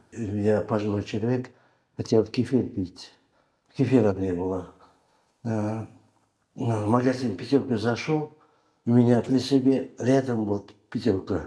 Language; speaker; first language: Russian; non-native, learner; Uzbek